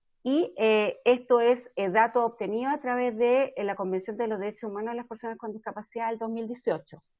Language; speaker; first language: Spanish; native; Spanish